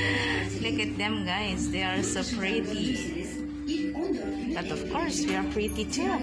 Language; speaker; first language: English; non-native, local second language; Filipino